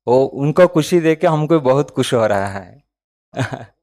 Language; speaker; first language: Hindi; non-native, local second language; Telugu